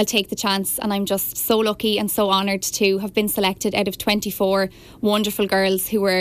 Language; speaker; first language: English; native; English